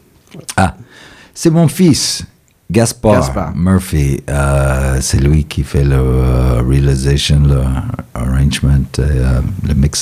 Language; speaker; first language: French; non-native, fluent; English